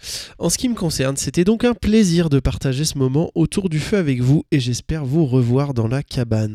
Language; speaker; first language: French; native; French